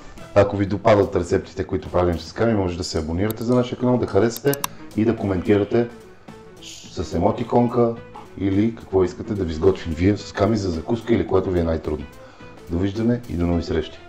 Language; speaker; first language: Bulgarian; native; Bulgarian